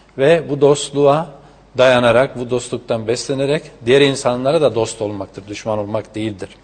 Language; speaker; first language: Turkish; non-native, fluent; Spanish